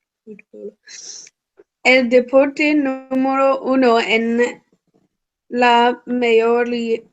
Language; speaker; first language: Spanish; non-native, learner; English